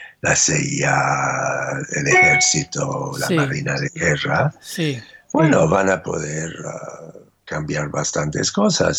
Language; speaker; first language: Spanish; non-native, fluent; English